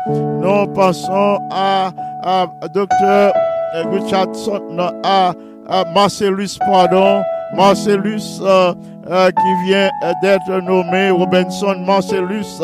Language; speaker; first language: French; non-native, local second language; Haitian Creole